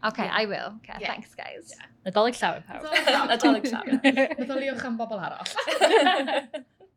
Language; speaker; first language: Welsh; native; Welsh